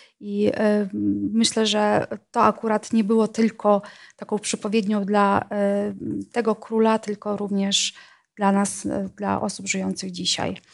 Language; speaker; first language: Polish; non-native, fluent; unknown